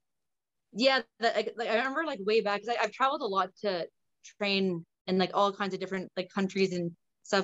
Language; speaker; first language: English; native; English